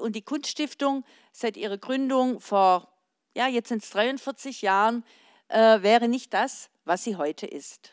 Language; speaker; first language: German; native; German